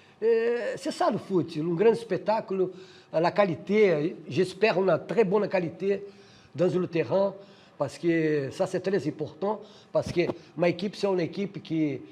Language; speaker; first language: French; non-native, fluent; Portuguese